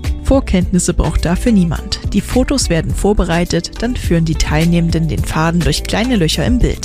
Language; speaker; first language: German; native; German